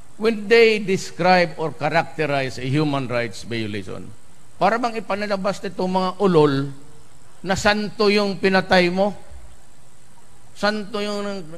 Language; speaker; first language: Filipino; non-native, local second language; Cebuano